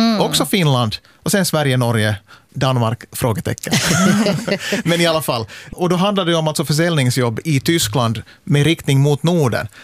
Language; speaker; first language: Swedish; native; Swedish